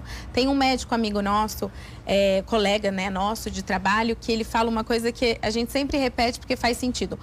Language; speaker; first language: Portuguese; native; Portuguese